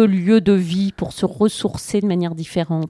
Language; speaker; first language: French; native; French